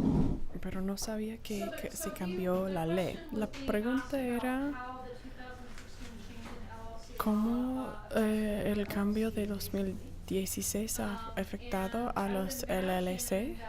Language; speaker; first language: Spanish; non-native, fluent; English